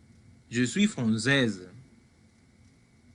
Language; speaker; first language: French; non-native, fluent; Spanish